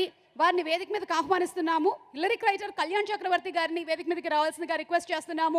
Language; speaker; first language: Telugu; native; Telugu